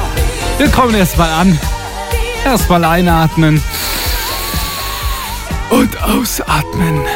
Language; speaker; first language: German; native; German